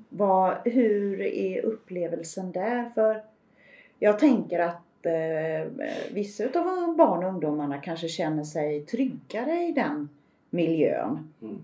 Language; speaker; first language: Swedish; native; Swedish